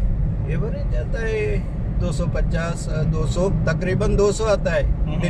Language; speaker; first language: Hindi; non-native, learner; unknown